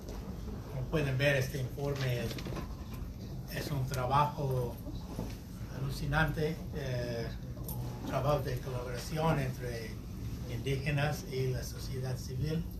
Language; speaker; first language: Spanish; non-native, fluent; English